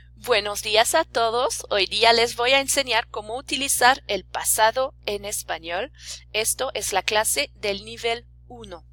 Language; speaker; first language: Spanish; non-native, fluent; French